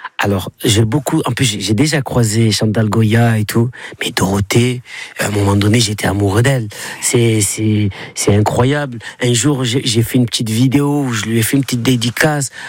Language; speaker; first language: French; native; French